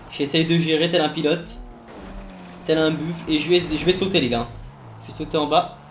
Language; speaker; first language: French; native; French